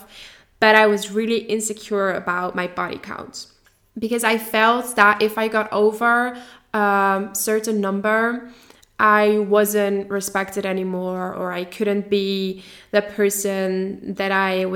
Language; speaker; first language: English; non-native, fluent; Dutch